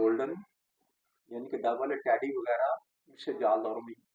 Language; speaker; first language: Hindi; non-native, local second language; Punjabi